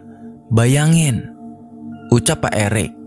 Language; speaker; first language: Indonesian; native; Indonesian